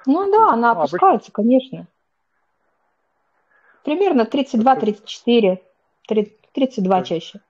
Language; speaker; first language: Russian; native; Russian